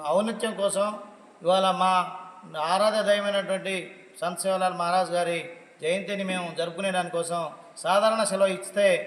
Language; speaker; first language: Telugu; non-native, local second language; Lambadi